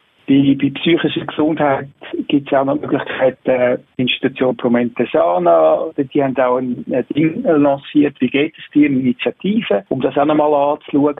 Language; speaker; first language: German; native; German